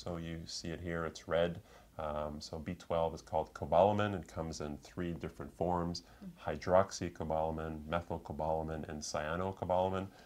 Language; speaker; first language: English; native; English